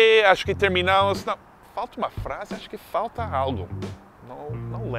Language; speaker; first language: Portuguese; non-native, fluent; English